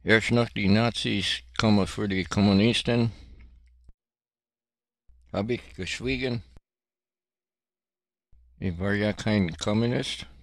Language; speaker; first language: German; non-native, learner; English